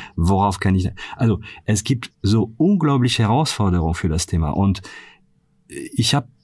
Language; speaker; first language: German; non-native, fluent; French